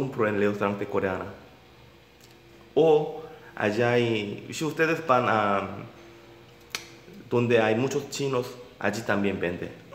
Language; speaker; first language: Spanish; non-native, learner; Korean